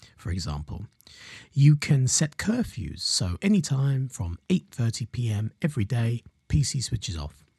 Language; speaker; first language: English; native; English